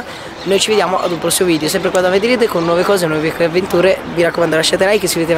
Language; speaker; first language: Italian; native; Italian